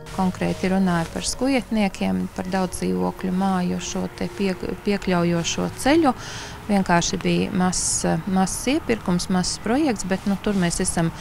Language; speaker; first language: Latvian; native; Latvian